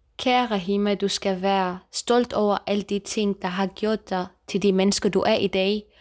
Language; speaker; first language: Danish; non-native, fluent; Kurdish